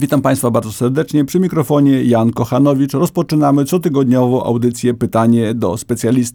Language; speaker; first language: Polish; native; Polish